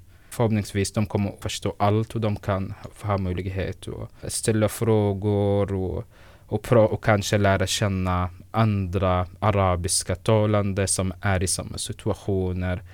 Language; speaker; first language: Swedish; non-native, fluent; Arabic